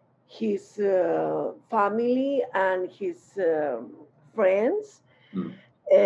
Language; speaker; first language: English; non-native, learner; Spanish